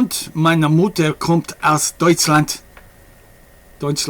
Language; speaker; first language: German; non-native, learner; English